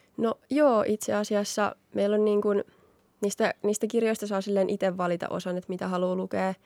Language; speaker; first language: Finnish; native; Finnish